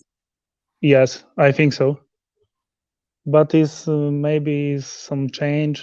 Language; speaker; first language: English; non-native, learner; Polish